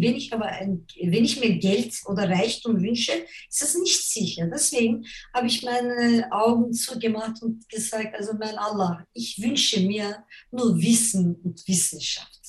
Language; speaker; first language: German; non-native, fluent; Turkish